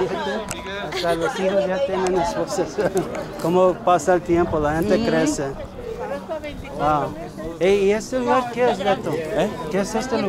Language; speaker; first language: Spanish; early bilingual, heritage; Spanish